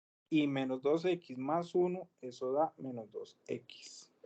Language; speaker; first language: Spanish; native; Spanish